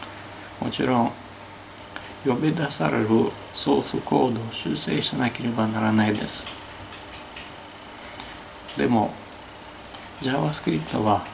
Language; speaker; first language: Japanese; non-native, fluent; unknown